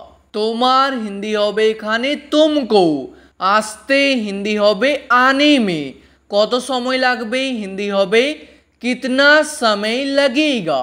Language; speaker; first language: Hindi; non-native, local second language; Bangla